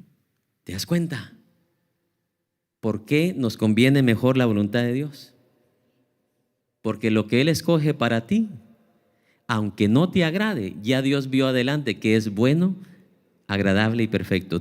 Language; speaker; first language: Spanish; native; Spanish